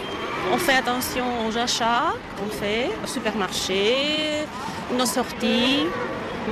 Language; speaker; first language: French; non-native, fluent; Greek